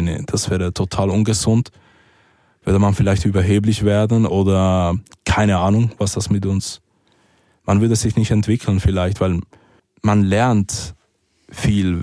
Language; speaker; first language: German; early bilingual, other home language; Spanish